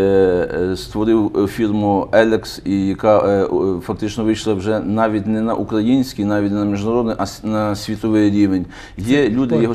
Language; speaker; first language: Ukrainian; native; Ukrainian